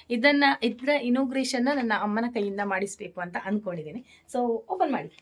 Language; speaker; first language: Kannada; native; Kannada